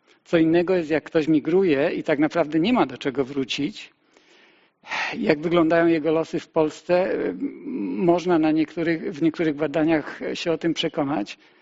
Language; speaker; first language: Polish; native; Polish